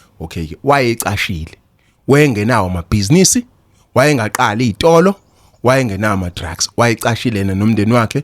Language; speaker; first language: Zulu; native; Zulu